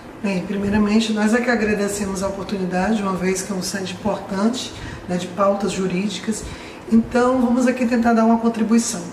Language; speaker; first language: Portuguese; native; Portuguese